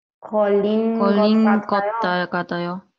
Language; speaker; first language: Korean; non-native, learner; Spanish